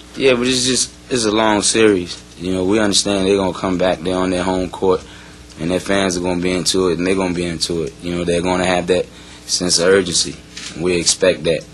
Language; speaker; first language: English; native; English